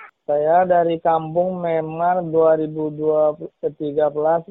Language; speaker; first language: Malay; non-native, learner; Rohingya